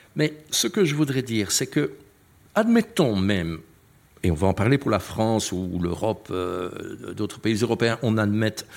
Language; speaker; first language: French; native; French